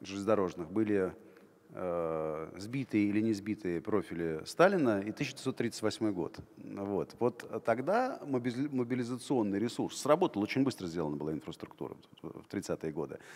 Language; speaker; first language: Russian; native; Russian